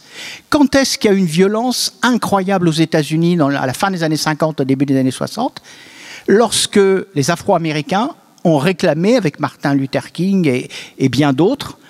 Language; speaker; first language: French; native; French